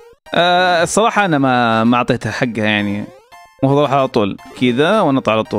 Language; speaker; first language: Arabic; native; Arabic